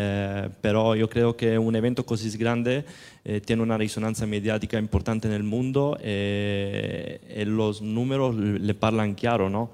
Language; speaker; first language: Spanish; non-native, learner; Italian